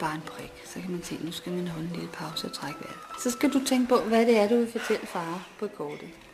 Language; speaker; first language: Danish; native; Danish